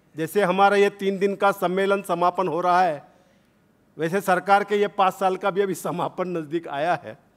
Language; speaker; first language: Hindi; non-native, local second language; Marathi